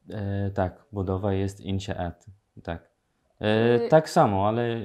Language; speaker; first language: Polish; non-native, learner; Arabic